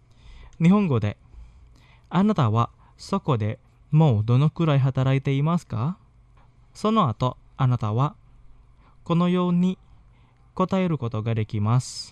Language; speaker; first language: Japanese; non-native, fluent; Indonesian